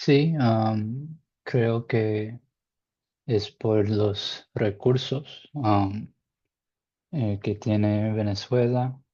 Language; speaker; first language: Spanish; non-native, learner; English